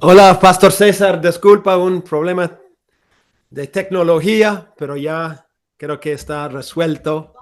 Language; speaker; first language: Spanish; non-native, fluent; English